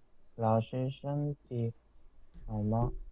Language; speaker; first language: Chinese; non-native, learner; Korean